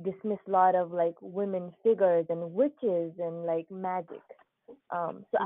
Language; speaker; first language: English; non-native, local second language; Nepali